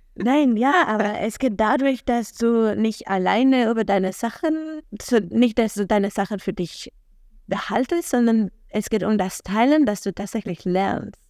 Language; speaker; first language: German; non-native, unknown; Spanish